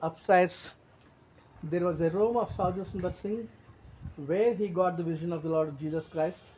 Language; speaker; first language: English; non-native, local second language; Telugu